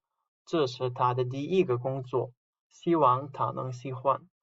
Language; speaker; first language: Chinese; non-native, fluent; Uzbek